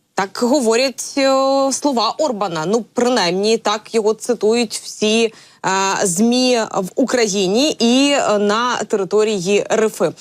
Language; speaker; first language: Ukrainian; native; Ukrainian